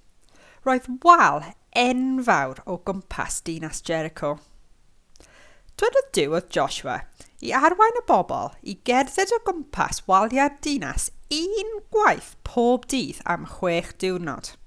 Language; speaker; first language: Welsh; non-native, local second language; English